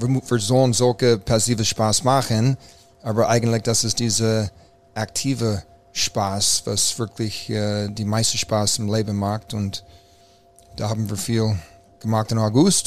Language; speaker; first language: German; non-native, fluent; English